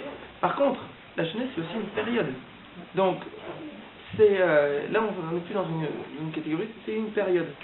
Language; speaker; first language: French; native; French